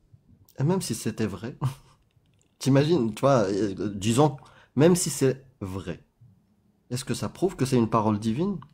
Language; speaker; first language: French; native; French